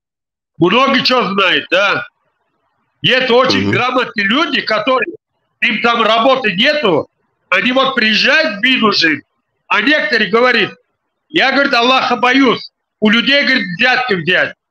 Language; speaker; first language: Russian; non-native, local second language; Tajik